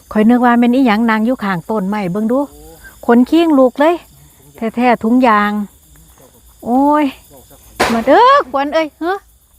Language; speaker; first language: Thai; native; Thai